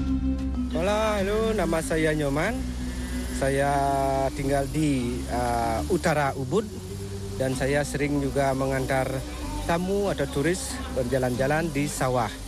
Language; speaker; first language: Indonesian; non-native, local second language; Balinese